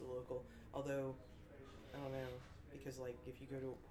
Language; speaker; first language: English; native; English